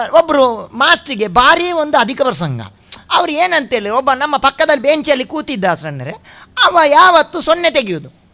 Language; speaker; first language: Kannada; non-native, local second language; Tulu